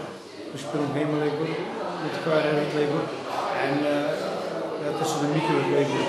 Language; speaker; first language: Icelandic; non-native, learner; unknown